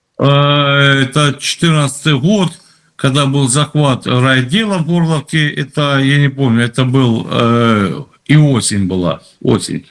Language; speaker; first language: Russian; native; Russian